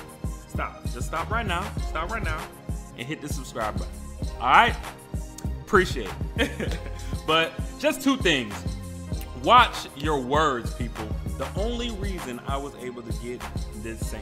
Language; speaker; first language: English; native; English